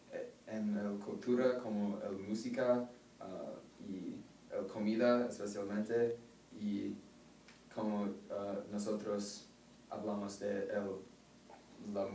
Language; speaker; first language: Spanish; non-native, learner; English